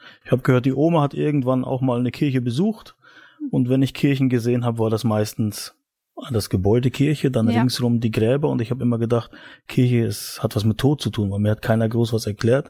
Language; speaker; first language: German; native; German